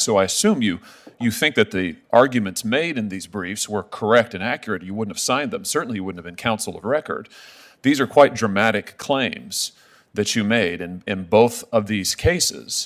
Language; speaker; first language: English; native; English